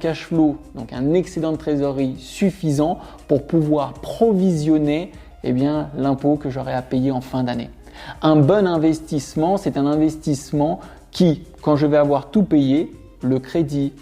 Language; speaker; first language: French; native; French